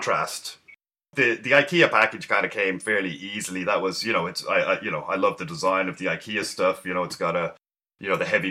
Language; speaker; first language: English; native; English